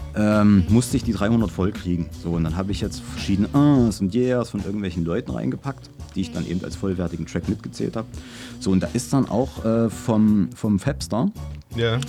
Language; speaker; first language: German; native; German